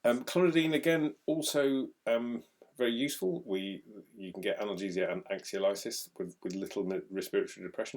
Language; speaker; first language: English; native; English